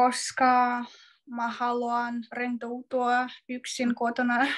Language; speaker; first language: Finnish; non-native, learner; Russian